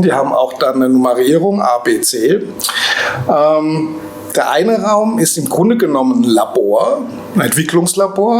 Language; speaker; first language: German; native; German